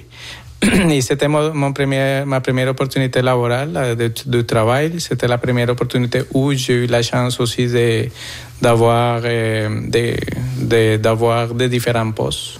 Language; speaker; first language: French; non-native, fluent; Spanish